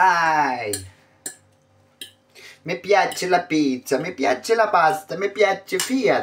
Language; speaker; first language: Italian; non-native, learner; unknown